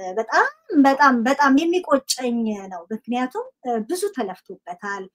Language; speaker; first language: Amharic; native; Amharic